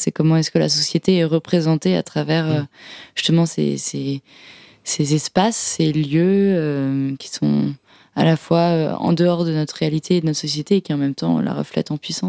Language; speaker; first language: French; native; French